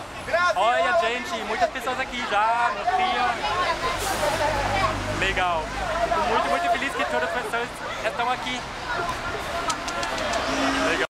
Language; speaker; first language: Portuguese; non-native, fluent; German